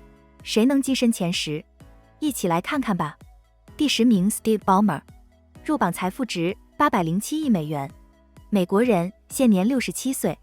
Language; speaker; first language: Chinese; native; Chinese